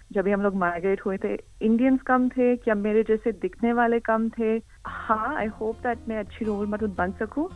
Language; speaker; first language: Hindi; early bilingual, heritage; Hindi